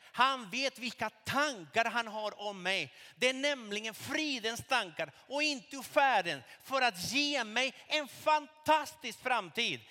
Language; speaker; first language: Swedish; non-native, fluent; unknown